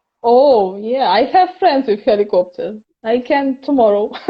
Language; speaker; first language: English; non-native, learner; Russian